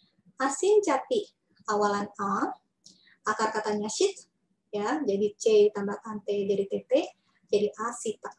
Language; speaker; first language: Indonesian; native; Indonesian